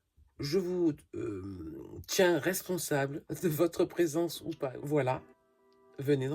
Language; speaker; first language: French; native; French